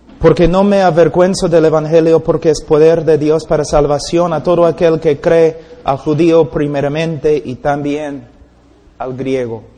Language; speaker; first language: Spanish; non-native, fluent; English